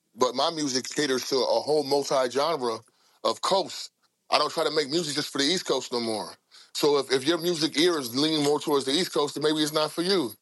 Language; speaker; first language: English; native; English